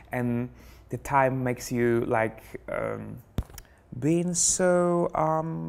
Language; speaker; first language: English; non-native, fluent; Polish